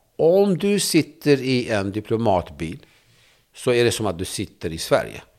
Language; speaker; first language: Swedish; non-native, fluent; Kurdish